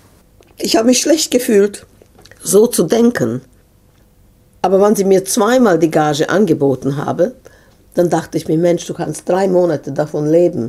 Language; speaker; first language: German; non-native, fluent; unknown